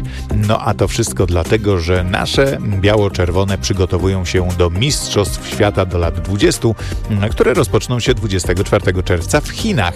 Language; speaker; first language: Polish; native; Polish